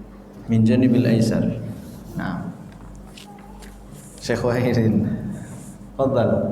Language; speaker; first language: Arabic; non-native, fluent; Indonesian